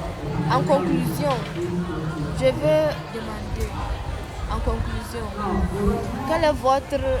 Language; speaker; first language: French; non-native, fluent; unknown